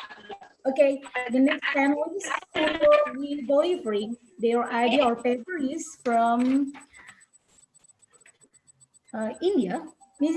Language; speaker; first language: English; non-native, learner; Indonesian